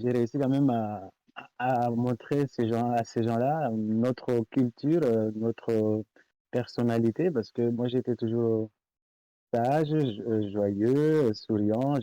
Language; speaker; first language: French; non-native, local second language; Comorian